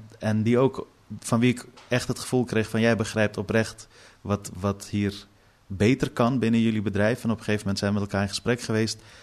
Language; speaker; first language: Dutch; early bilingual, other home language; Persian